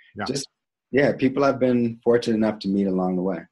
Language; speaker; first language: English; native; English